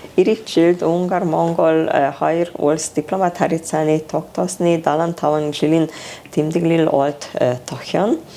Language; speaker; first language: Mongolian; non-native, fluent; Hungarian